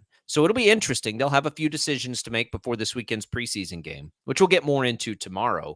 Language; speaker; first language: English; native; English